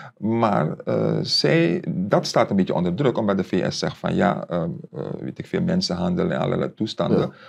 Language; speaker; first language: Dutch; native; Dutch